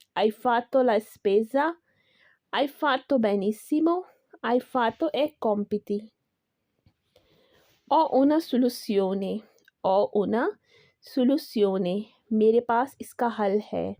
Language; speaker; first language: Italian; non-native, learner; Urdu